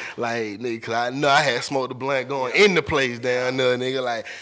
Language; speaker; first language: English; native; English